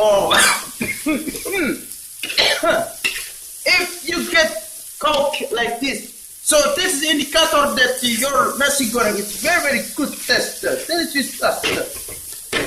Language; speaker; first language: English; non-native, learner; Indonesian